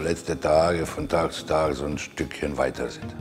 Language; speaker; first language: German; non-native, fluent; Croatian